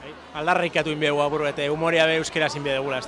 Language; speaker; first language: Basque; native; Basque